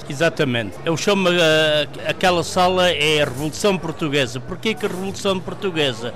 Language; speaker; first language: Portuguese; native; Portuguese